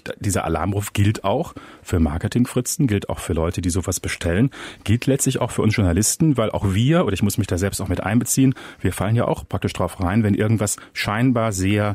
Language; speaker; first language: German; native; German